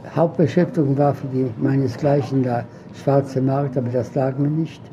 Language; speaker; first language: German; non-native, fluent; Polish